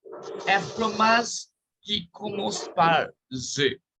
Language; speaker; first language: French; non-native, fluent; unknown